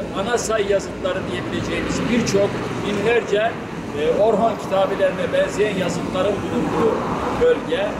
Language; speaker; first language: Turkish; native; Turkish